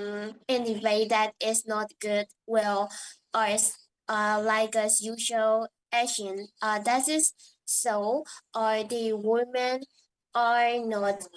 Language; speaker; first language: English; non-native, learner; Indonesian